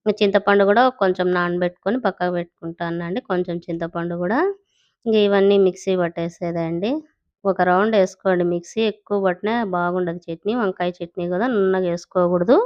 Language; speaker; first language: Telugu; native; Telugu